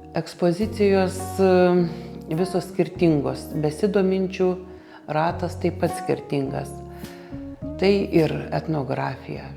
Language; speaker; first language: Lithuanian; native; Lithuanian